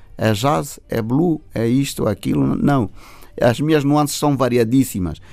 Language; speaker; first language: Portuguese; native; Portuguese